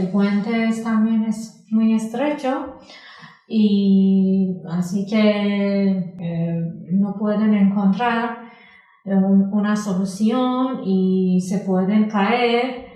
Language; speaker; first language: Spanish; non-native, learner; Persian